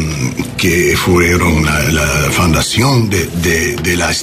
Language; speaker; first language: Spanish; non-native, learner; English